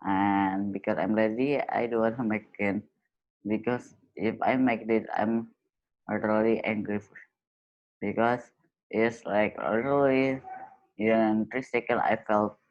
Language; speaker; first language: English; non-native, learner; Indonesian